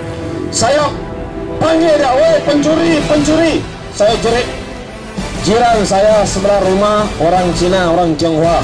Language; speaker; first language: Malay; native; Malay